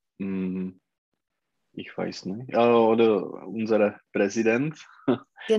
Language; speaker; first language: German; non-native, learner; Czech